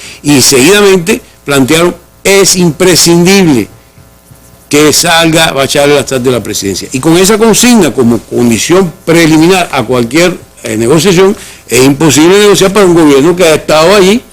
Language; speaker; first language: Spanish; native; Spanish